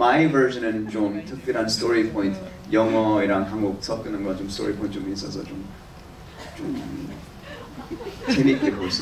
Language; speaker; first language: Korean; early bilingual, heritage; English